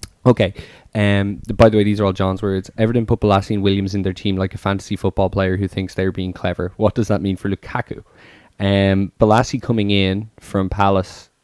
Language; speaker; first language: English; native; English